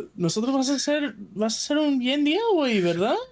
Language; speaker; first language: Spanish; non-native, learner; English